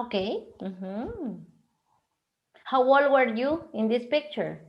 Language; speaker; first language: English; non-native, fluent; Spanish